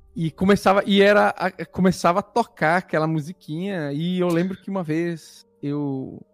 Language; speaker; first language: Portuguese; early bilingual, other home language; Italian